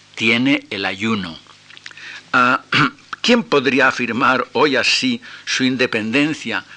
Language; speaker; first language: Spanish; native; Spanish